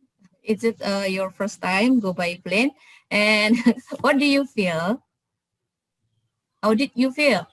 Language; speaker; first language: English; non-native, fluent; Indonesian